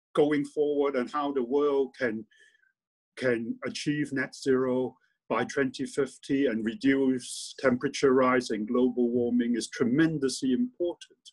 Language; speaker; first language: English; non-native, local second language; Cantonese